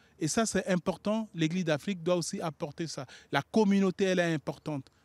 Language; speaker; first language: French; non-native, local second language; Sango